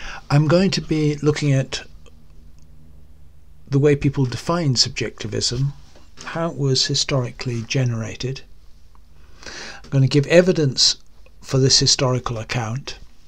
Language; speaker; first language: English; native; English